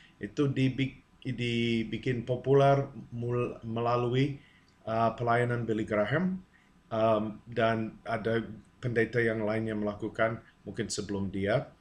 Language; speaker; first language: Indonesian; non-native, fluent; English